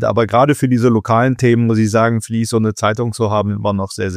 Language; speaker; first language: German; native; German